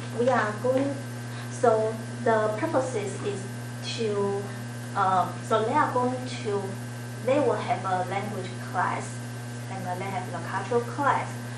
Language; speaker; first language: English; non-native, learner; Chinese